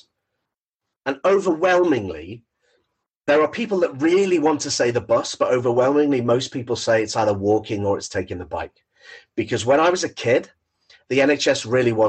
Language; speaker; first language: English; native; English